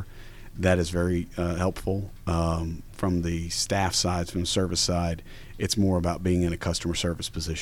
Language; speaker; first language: English; native; English